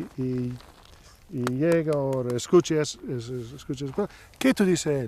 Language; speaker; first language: Spanish; non-native, learner; English